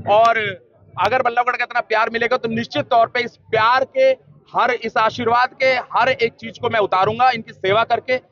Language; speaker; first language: Hindi; native; Hindi